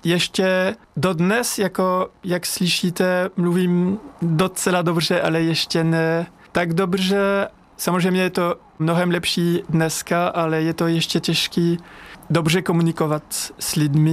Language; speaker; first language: Czech; non-native, fluent; French